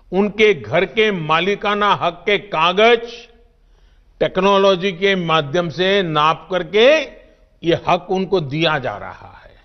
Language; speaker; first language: Hindi; non-native, local second language; Gujarati